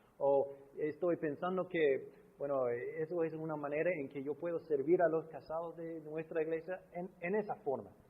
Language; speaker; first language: Spanish; non-native, fluent; English